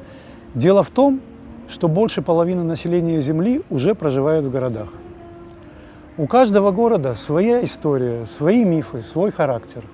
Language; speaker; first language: Russian; native; Russian